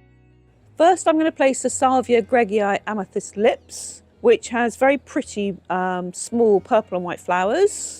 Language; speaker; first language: English; native; English